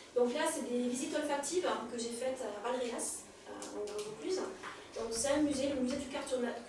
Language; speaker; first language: French; native; French